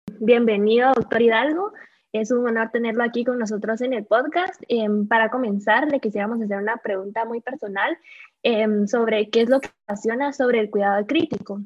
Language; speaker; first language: Spanish; native; Spanish